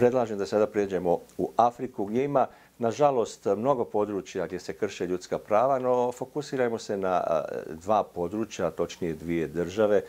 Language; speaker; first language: Serbian; native; Serbian